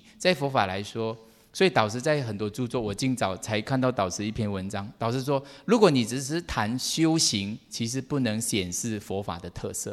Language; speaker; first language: Chinese; native; Chinese